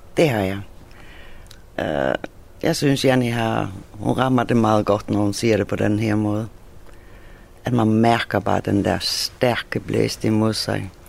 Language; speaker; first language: Danish; non-native, local second language; Faroese